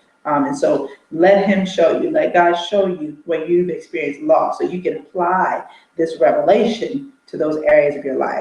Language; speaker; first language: English; native; English